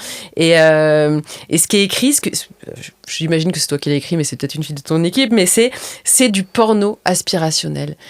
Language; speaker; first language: French; native; French